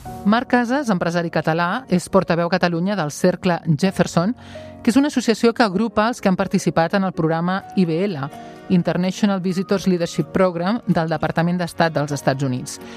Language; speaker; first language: Catalan; native; Catalan